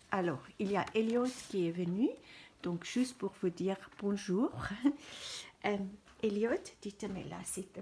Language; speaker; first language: French; non-native, fluent; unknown